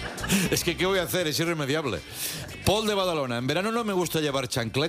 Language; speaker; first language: Spanish; native; Spanish